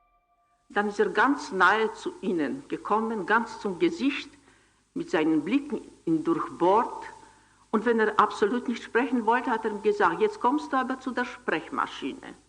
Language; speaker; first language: German; non-native, fluent; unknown